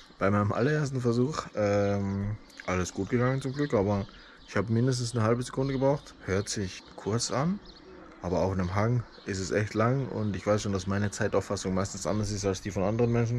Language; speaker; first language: German; native; German